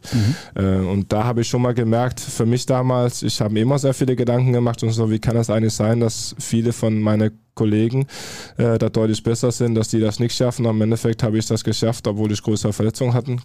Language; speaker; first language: German; non-native, fluent; Danish